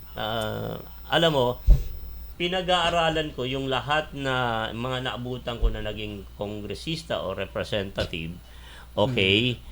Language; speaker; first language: Filipino; native; Filipino